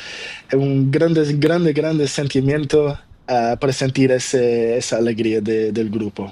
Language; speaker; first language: Spanish; non-native, learner; Portuguese